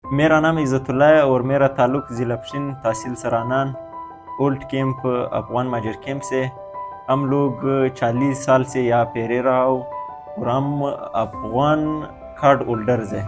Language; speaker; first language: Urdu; non-native, local second language; Pashto